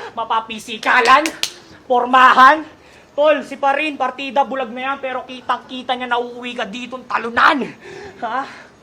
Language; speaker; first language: Filipino; non-native, local second language; Pampanga